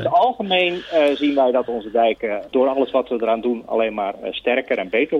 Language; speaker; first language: Dutch; native; Dutch